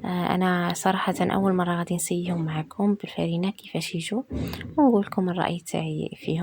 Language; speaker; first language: Arabic; native; Arabic